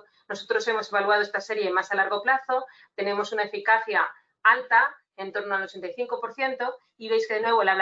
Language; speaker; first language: Spanish; native; Spanish